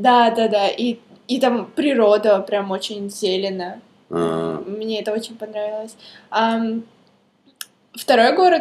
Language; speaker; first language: Russian; native; Russian